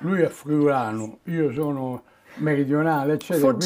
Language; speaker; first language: Italian; native; Italian